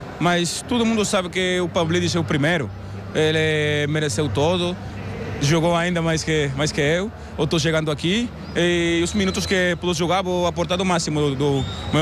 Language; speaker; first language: Portuguese; non-native, learner; Spanish